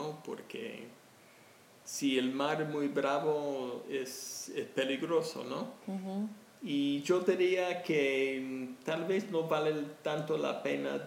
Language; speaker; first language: Spanish; non-native, fluent; English